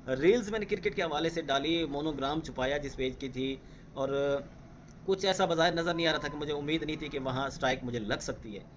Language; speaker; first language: Urdu; non-native, local second language; Saraiki